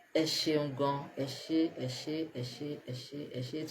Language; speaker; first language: English; non-native, local second language; Yoruba